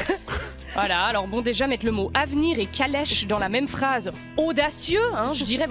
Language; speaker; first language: French; native; French